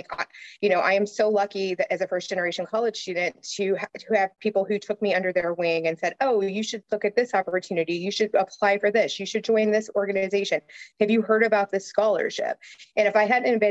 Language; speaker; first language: English; native; English